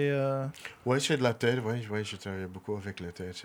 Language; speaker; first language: French; non-native, local second language; Dutch